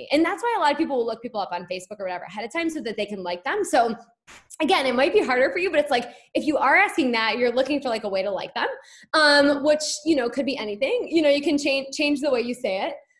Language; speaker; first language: English; native; English